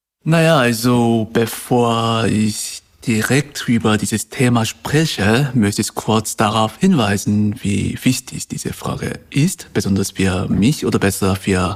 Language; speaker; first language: German; non-native, fluent; Korean